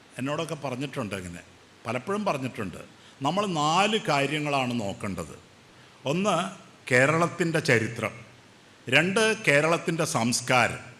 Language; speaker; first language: Malayalam; native; Malayalam